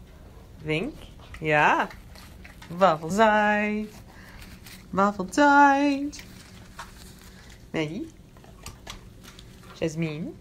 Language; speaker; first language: German; non-native, learner; English